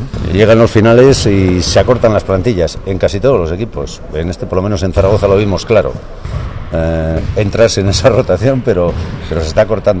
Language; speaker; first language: Spanish; native; Spanish